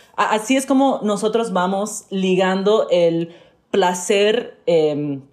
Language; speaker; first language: Spanish; early bilingual, heritage; Spanish